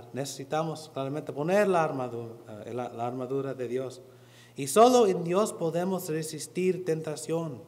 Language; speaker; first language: Spanish; non-native, learner; English